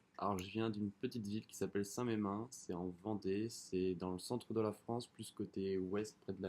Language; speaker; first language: French; native; French